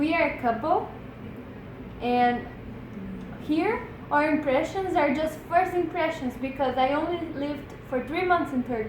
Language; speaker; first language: English; non-native, fluent; Portuguese